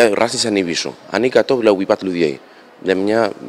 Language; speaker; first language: Russian; non-native, learner; Spanish